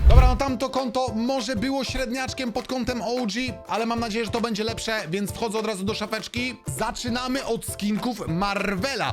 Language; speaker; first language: Polish; native; Polish